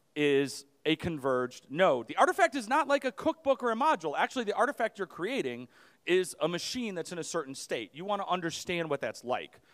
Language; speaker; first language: English; native; English